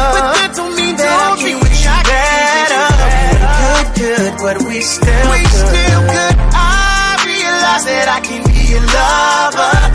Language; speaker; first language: English; native; English